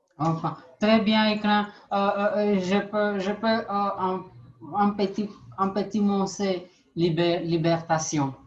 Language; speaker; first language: French; non-native, learner; Portuguese